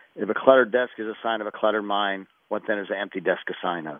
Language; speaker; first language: English; native; English